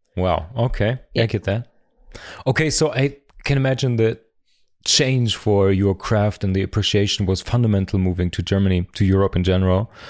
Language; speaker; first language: English; non-native, fluent; German